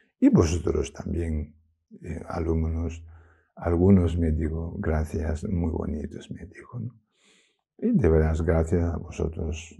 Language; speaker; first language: Spanish; non-native, learner; Tibetan